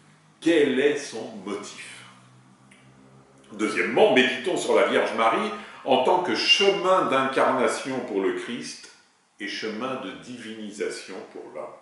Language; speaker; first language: French; native; French